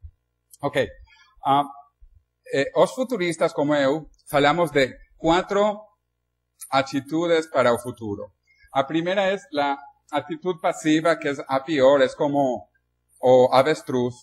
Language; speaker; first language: Spanish; non-native, learner; Portuguese